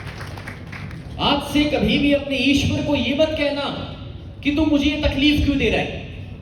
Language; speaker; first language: Hindi; non-native, local second language; Gujarati